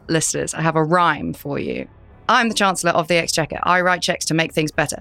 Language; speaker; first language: English; native; English